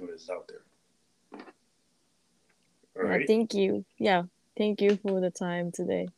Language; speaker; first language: English; non-native, learner; Japanese